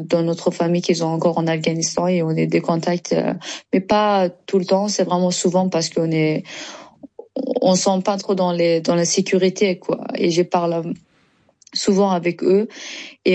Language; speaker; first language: French; non-native, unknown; Persian